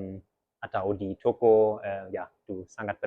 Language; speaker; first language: Indonesian; early bilingual, heritage; German